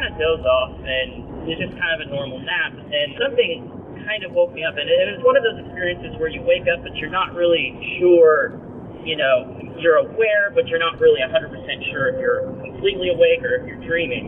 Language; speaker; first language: English; native; English